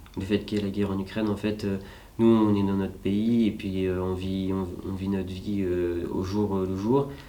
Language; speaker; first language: French; native; French